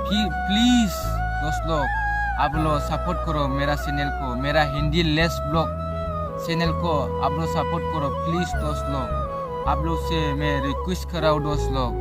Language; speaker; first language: Hindi; non-native, local second language; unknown